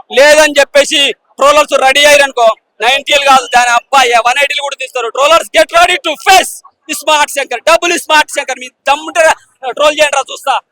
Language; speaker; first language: Telugu; native; Telugu